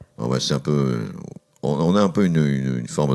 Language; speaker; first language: French; native; French